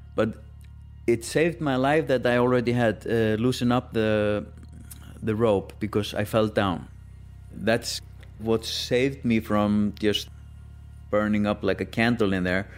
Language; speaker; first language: English; non-native, fluent; Icelandic